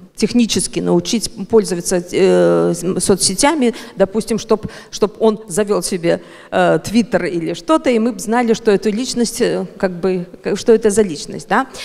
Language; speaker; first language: Russian; native; Russian